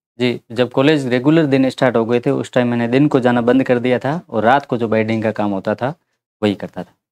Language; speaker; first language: Hindi; native; Hindi